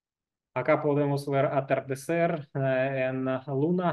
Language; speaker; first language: Spanish; non-native, learner; Russian